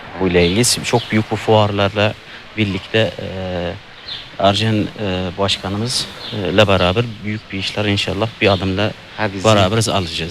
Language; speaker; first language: Turkish; non-native, learner; Arabic